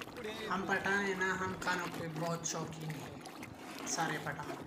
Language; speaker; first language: Hindi; non-native, local second language; Pashto